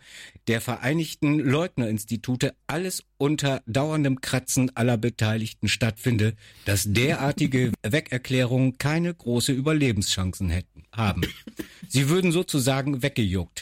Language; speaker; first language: German; native; German